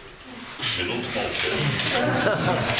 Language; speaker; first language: Russian; native; Russian